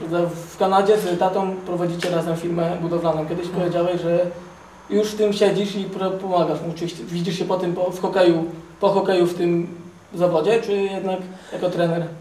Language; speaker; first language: Polish; native; Polish